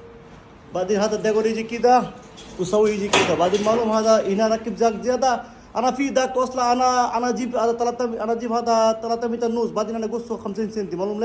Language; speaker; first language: Arabic; non-native, learner; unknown